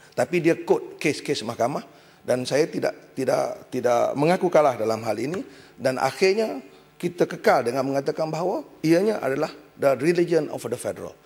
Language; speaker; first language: Malay; native; Malay